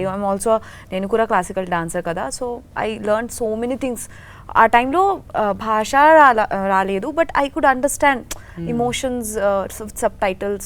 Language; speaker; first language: Telugu; non-native, learner; Bangla